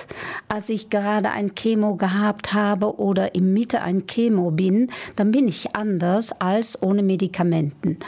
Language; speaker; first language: German; non-native, fluent; Dutch